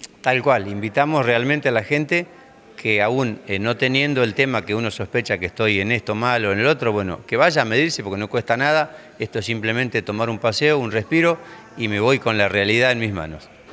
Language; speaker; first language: Spanish; native; Spanish